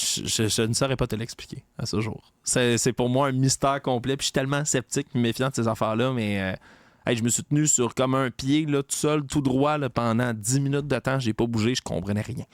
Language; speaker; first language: French; native; French